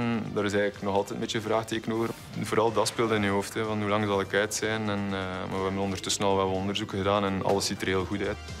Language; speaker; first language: Dutch; native; Dutch